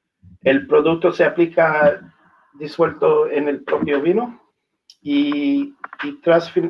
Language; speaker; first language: Spanish; non-native, learner; English